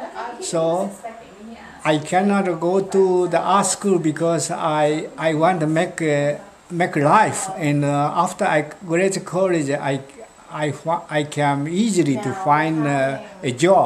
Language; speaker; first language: English; non-native, learner; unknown